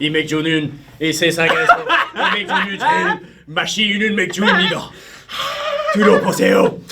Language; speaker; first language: Korean; non-native, learner; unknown